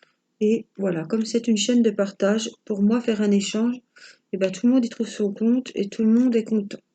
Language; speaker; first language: French; native; French